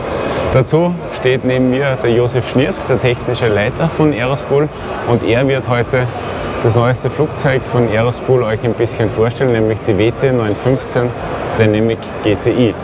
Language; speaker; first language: German; native; German